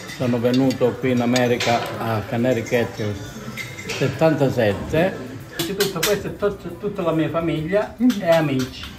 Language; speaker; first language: Italian; native; Italian